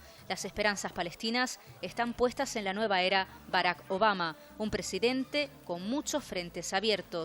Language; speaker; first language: Spanish; native; Spanish